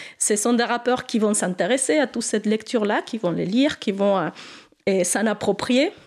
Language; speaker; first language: French; non-native, fluent; Spanish